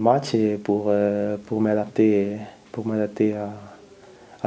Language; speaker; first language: French; non-native, learner; Spanish